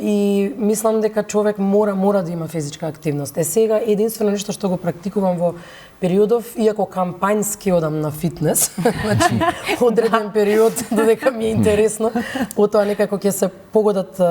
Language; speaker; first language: Macedonian; native; Macedonian